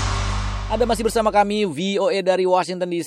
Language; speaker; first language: Indonesian; native; Indonesian